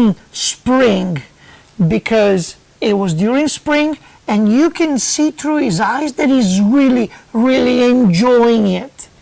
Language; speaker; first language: English; non-native, fluent; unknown